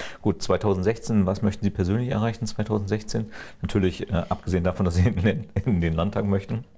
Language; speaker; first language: German; native; German